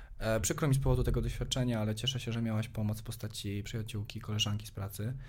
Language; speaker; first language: Polish; native; Polish